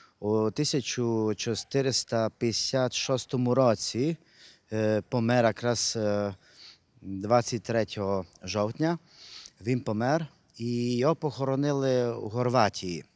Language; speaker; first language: Ukrainian; non-native, local second language; Hungarian